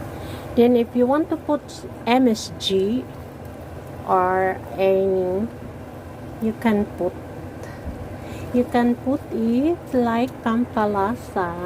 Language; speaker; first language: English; non-native, local second language; Filipino